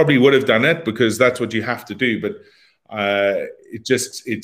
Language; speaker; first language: English; native; English